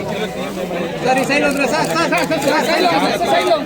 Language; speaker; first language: Tamil; non-native, local second language; Telugu